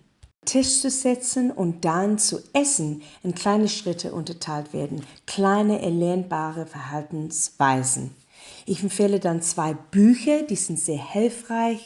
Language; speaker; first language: German; non-native, learner; English